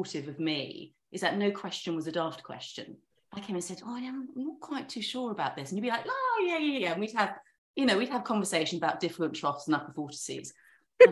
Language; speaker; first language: English; native; English